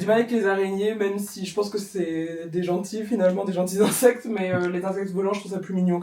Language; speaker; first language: French; native; French